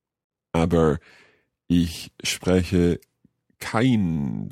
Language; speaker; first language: German; non-native, learner; English